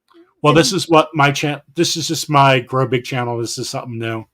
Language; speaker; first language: English; native; English